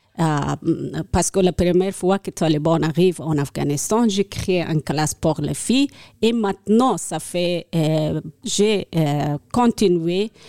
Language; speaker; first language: French; non-native, learner; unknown